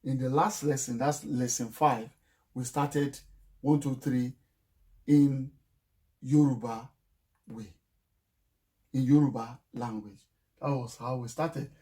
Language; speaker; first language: English; non-native, local second language; Yoruba